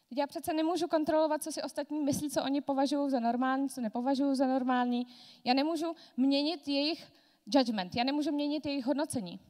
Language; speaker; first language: Czech; non-native, fluent; Georgian